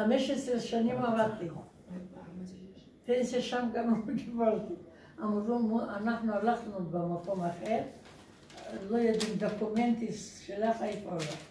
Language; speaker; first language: Hebrew; non-native, learner; Russian